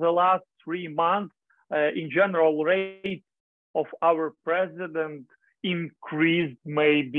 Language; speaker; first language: English; non-native, learner; Ukrainian